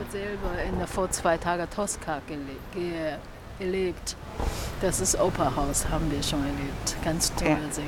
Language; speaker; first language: German; non-native, learner; Chinese